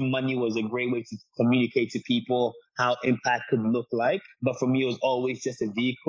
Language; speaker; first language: English; non-native, local second language; Akan